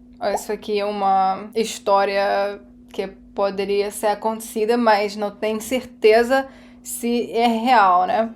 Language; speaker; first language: Portuguese; non-native, fluent; Russian